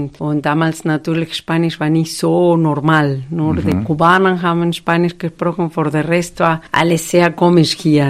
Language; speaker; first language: German; non-native, fluent; Spanish